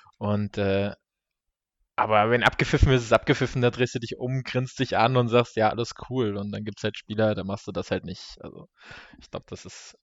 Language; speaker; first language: German; native; German